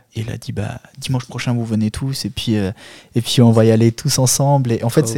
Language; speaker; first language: French; non-native, fluent; Albanian